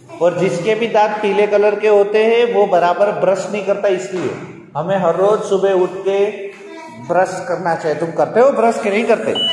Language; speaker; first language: Hindi; non-native, local second language; Gujarati